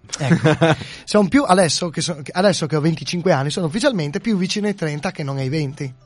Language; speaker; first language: Italian; native; Italian